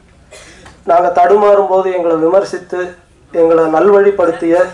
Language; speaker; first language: Tamil; native; Tamil